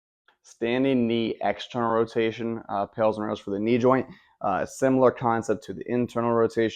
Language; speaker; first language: English; native; English